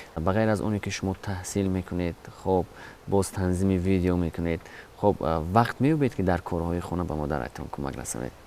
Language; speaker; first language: Tajik; native; Tajik